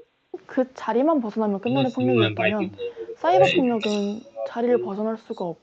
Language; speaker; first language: Korean; native; Korean